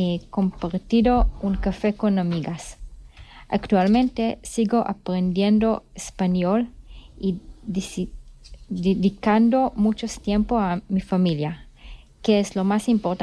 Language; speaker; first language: Spanish; non-native, learner; Hebrew